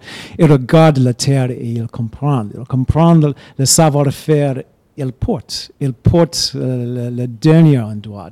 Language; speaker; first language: French; non-native, fluent; English